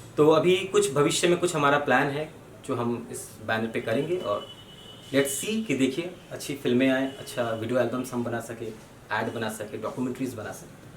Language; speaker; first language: Hindi; non-native, local second language; Bangla